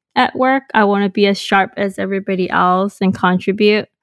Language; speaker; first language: English; non-native, local second language; Cantonese